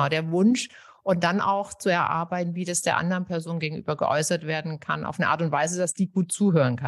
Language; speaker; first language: German; native; German